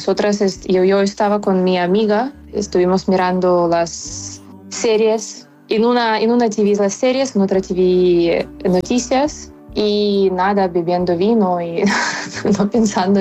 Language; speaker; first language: Spanish; non-native, fluent; Ukrainian